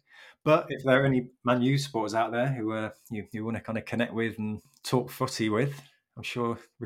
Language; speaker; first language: English; native; English